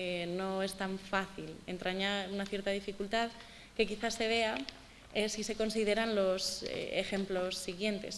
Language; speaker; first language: Spanish; native; Spanish